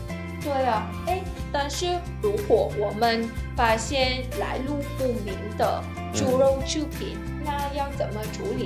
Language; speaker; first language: Chinese; non-native, fluent; Vietnamese